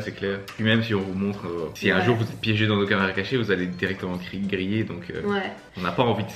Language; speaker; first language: French; native; French